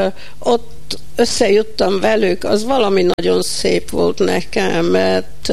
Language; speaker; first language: Hungarian; early bilingual, heritage; Hungarian